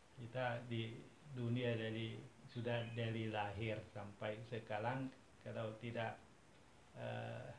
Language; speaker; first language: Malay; non-native, fluent; Thai